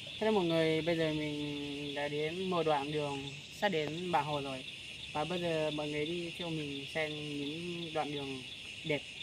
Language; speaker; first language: Vietnamese; non-native, local second language; Hmong